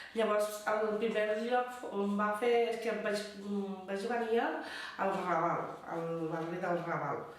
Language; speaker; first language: Catalan; early bilingual, other home language; Bangla